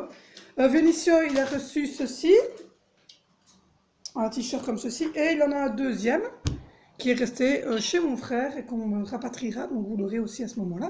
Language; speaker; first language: French; native; French